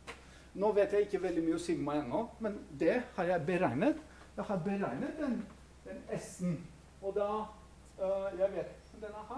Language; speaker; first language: Norwegian; non-native, fluent; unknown